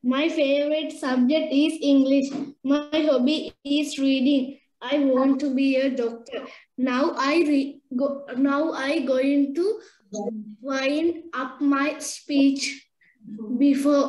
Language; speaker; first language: English; non-native, learner; Sinhala